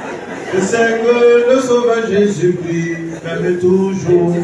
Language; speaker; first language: French; non-native, local second language; Mossi